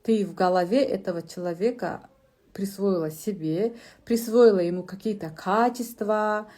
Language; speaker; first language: Russian; non-native, local second language; Kazakh